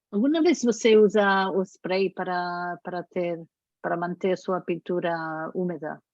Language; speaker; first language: Portuguese; non-native, fluent; Spanish